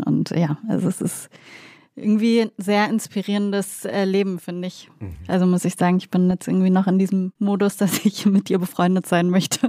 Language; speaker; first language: German; native; German